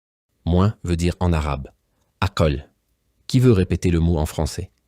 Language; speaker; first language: French; non-native, local second language; Arabic